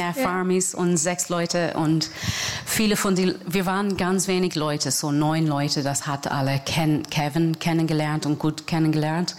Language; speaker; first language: German; non-native, fluent; English